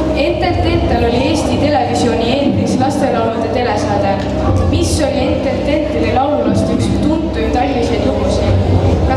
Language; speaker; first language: Estonian; native; Estonian